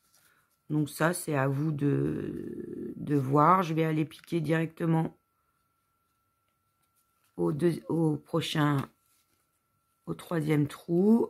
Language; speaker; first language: French; native; French